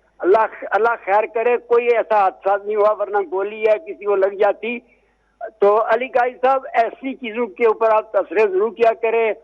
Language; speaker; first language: Urdu; non-native, local second language; Sindhi